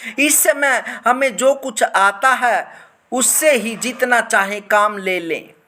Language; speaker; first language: Hindi; native; Hindi